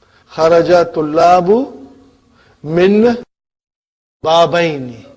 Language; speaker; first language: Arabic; non-native, fluent; English